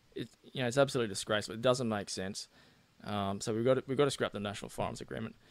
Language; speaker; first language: English; native; English